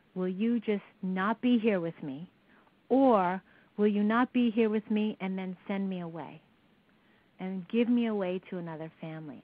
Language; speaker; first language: English; native; English